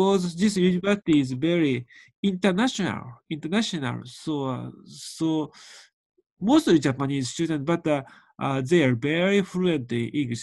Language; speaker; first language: English; non-native, learner; Japanese